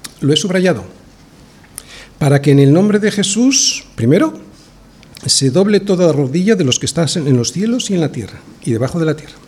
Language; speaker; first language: Spanish; native; Spanish